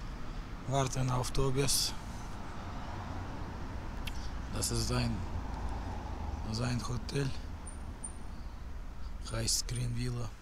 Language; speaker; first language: German; non-native, learner; Russian